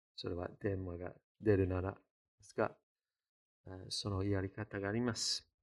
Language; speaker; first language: Japanese; non-native, fluent; English